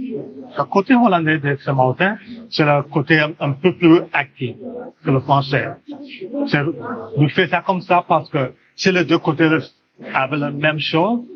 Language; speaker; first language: French; non-native, learner; English